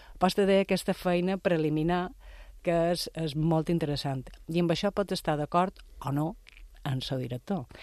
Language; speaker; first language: Catalan; native; Catalan